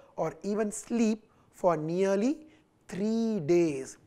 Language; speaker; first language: English; non-native, local second language; Tamil